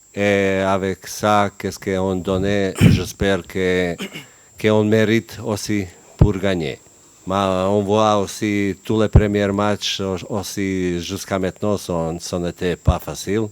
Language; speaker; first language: French; non-native, learner; Bosnian